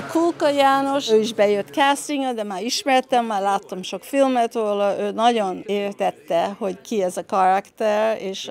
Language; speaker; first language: Hungarian; early bilingual, heritage; Hungarian